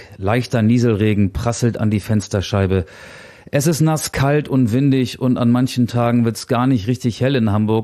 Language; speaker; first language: German; native; German